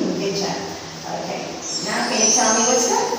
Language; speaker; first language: English; non-native, fluent; Vietnamese